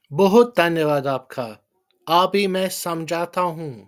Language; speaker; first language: Hindi; non-native, learner; English